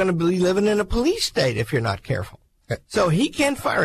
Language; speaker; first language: English; native; English